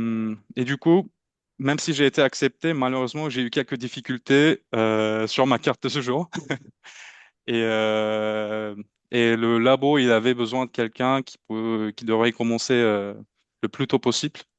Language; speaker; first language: French; non-native, fluent; Turkish